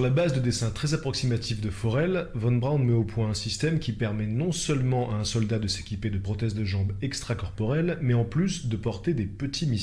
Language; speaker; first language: French; native; French